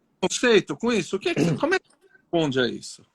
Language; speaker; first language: Portuguese; native; Portuguese